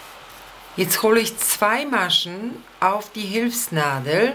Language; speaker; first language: German; non-native, fluent; Polish